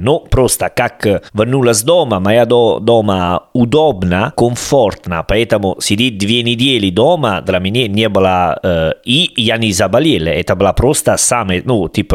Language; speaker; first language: Russian; non-native, learner; Italian